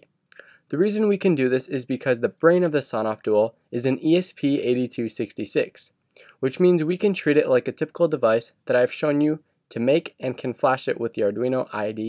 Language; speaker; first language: English; native; English